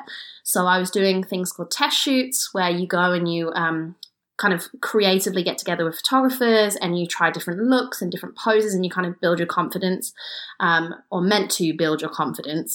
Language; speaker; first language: English; native; English